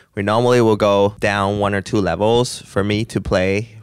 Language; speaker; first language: English; non-native, local second language; Cantonese